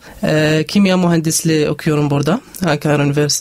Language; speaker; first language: Turkish; non-native, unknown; Arabic